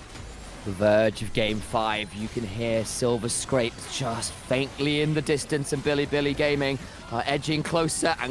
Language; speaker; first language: English; native; English